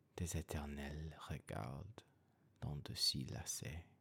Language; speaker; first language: French; non-native, learner; English